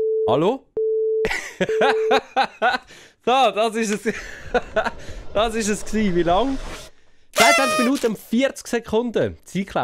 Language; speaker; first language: German; native; German